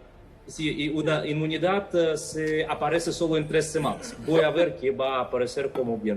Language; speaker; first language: Spanish; non-native, fluent; Russian